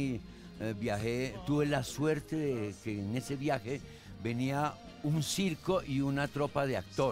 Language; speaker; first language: Spanish; early bilingual, other home language; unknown